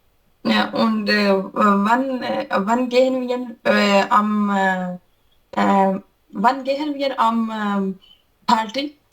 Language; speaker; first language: German; non-native, learner; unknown